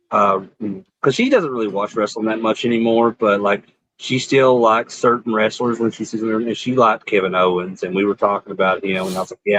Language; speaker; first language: English; native; English